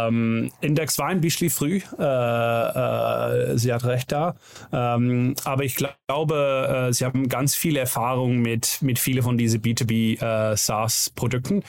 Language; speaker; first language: German; non-native, learner; Dutch